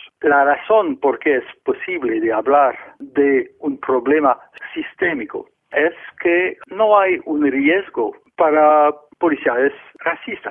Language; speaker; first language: Spanish; non-native, fluent; French